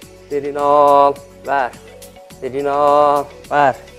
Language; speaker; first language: Turkish; native; Turkish